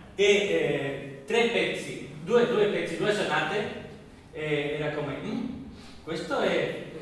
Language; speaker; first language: Italian; non-native, learner; Spanish